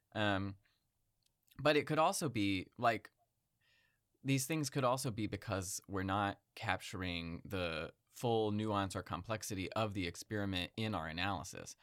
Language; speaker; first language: English; native; English